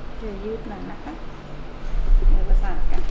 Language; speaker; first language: Thai; native; Thai